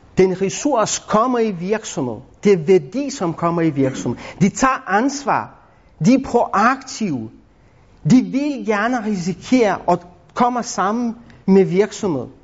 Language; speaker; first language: Danish; non-native, fluent; Lithuanian